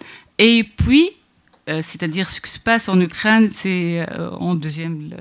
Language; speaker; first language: French; non-native, local second language; Arabic